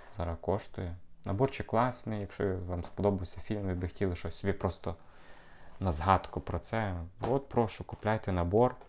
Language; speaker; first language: Ukrainian; non-native, local second language; Russian